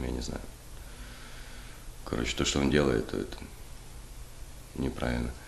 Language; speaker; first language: Russian; native; Russian